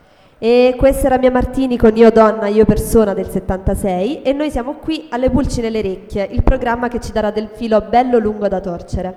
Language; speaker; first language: Italian; native; Italian